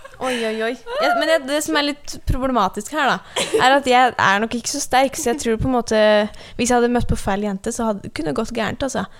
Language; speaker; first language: Norwegian; early bilingual, other home language; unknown